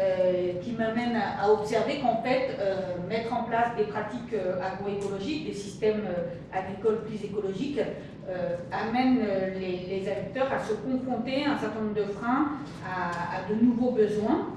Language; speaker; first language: French; native; French